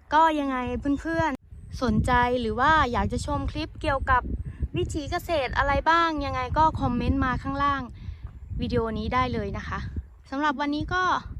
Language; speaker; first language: Thai; native; Thai